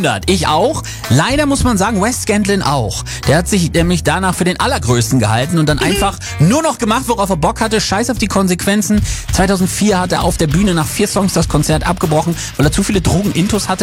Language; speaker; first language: German; native; German